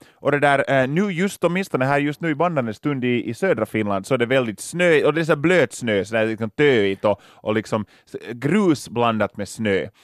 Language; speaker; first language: Swedish; native; Swedish